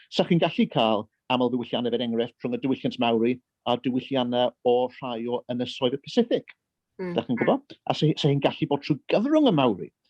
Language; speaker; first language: Welsh; early bilingual, heritage; Welsh